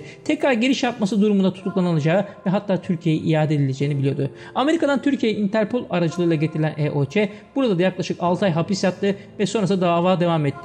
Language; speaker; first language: Turkish; native; Turkish